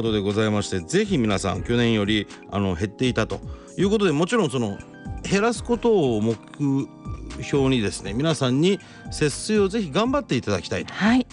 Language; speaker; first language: Japanese; native; Japanese